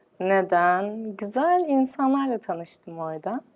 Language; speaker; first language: Turkish; early bilingual, heritage; Turkish